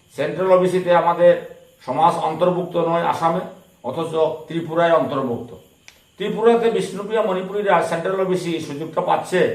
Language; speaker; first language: Bangla; non-native, local second language; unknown